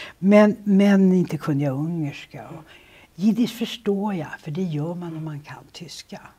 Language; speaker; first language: Swedish; native; Swedish